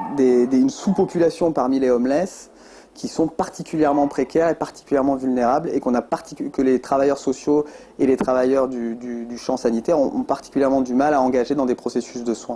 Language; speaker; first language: French; native; French